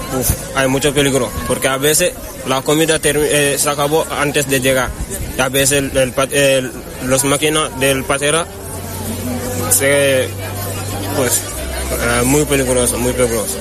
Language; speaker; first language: Spanish; non-native, learner; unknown